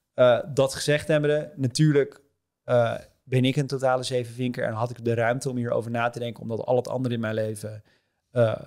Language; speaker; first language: Dutch; native; Dutch